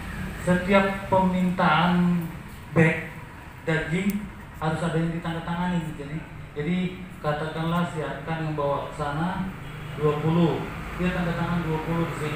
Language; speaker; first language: Indonesian; native; Indonesian